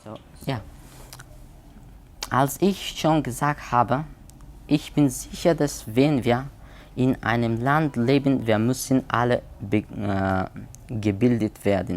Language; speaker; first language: German; non-native, learner; Persian